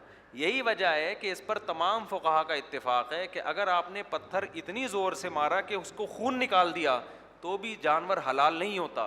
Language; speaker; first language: Urdu; native; Urdu